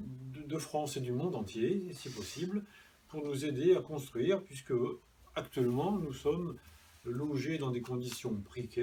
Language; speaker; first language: French; native; French